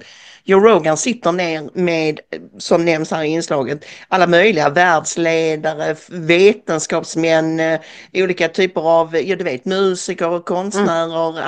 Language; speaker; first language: Swedish; native; Swedish